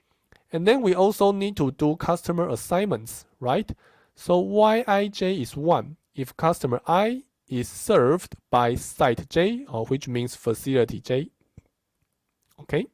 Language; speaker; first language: English; non-native, fluent; Chinese